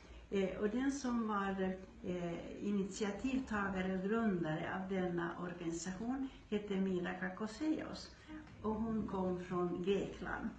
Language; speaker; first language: Swedish; non-native, fluent; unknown